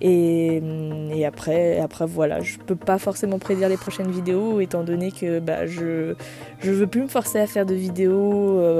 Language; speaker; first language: French; native; French